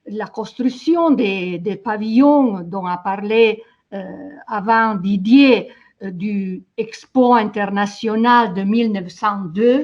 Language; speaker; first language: French; non-native, fluent; Italian